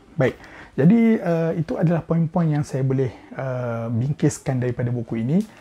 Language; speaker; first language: Malay; native; Malay